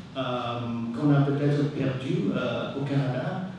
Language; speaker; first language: French; non-native, fluent; English